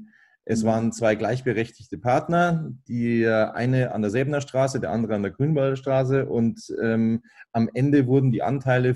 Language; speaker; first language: German; native; German